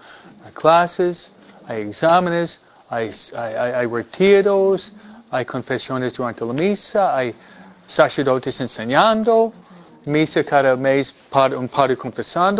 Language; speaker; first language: Spanish; non-native, fluent; English